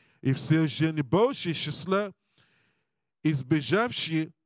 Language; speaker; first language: Russian; non-native, learner; English